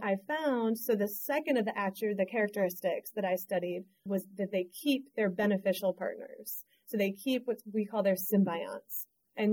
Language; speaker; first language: English; native; English